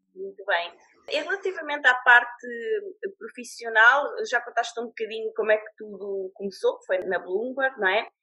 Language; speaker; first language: Portuguese; native; Portuguese